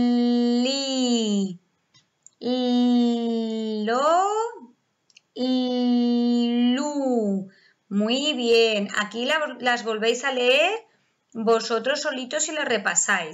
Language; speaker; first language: Spanish; native; Spanish